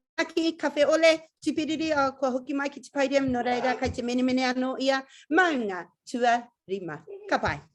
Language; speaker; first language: Māori; non-native, local second language; English